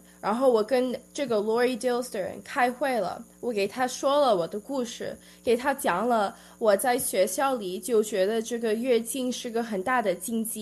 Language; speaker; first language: Chinese; early bilingual, heritage; Chinese